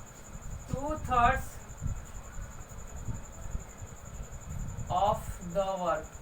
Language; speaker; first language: English; non-native, local second language; Hindi